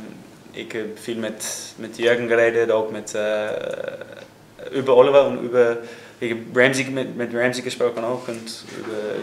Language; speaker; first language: German; non-native, fluent; English